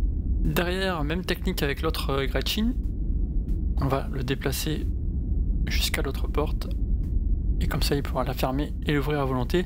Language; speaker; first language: French; native; French